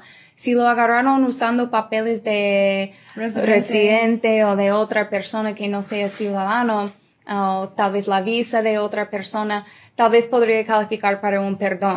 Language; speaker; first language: Spanish; early bilingual, other home language; English